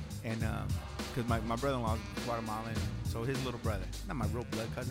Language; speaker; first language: English; early bilingual, other home language; Spanish